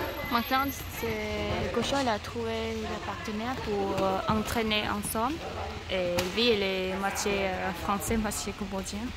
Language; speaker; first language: French; non-native, learner; Khmer